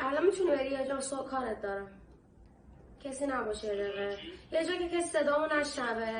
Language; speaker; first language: Persian; native; Persian